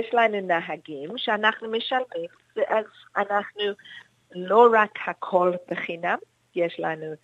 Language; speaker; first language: Hebrew; non-native, fluent; English